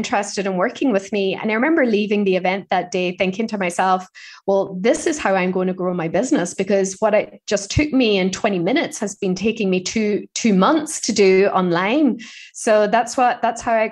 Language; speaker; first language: English; native; English